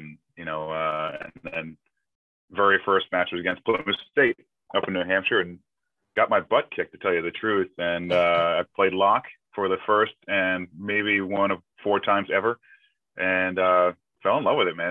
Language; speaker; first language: English; native; English